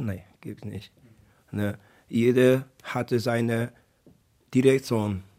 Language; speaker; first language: German; non-native, learner; Portuguese